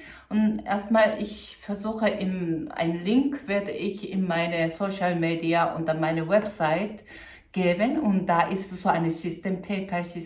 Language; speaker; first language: German; non-native, fluent; Korean